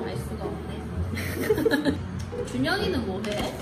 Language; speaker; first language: Korean; native; Korean